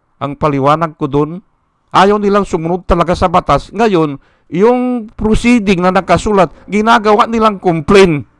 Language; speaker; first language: Filipino; non-native, local second language; Iloko